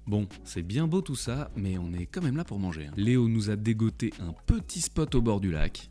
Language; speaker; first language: French; native; French